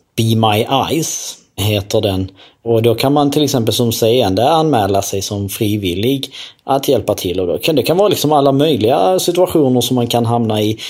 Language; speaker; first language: Swedish; early bilingual, other home language; Albanian